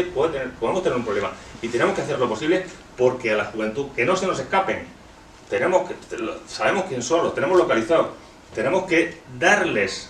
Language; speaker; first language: Spanish; native; Spanish